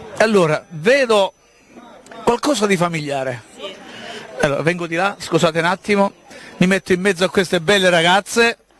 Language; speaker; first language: Italian; native; Italian